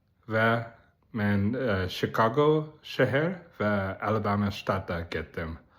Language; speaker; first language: Turkish; non-native, learner; Azerbaijani